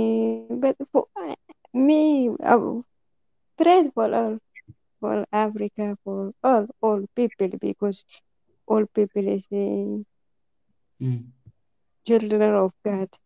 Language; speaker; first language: English; non-native, learner; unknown